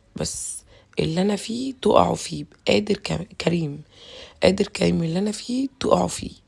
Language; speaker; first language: Egyptian Arabic; native; Egyptian Arabic